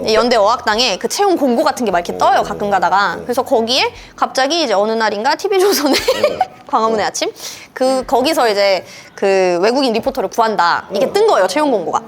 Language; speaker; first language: Korean; early bilingual, other home language; Russian